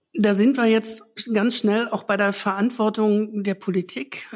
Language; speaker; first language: German; native; German